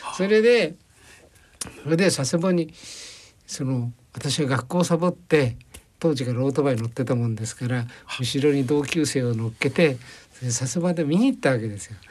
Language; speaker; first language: Japanese; native; Japanese